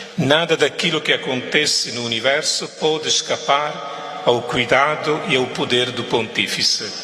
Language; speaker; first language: Portuguese; non-native, fluent; Italian